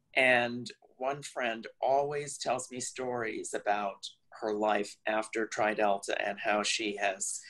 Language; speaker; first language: English; native; English